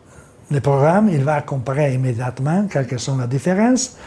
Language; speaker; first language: French; non-native, learner; Italian